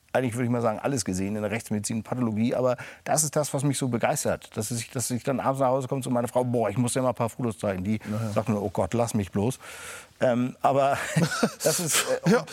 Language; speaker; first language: German; native; German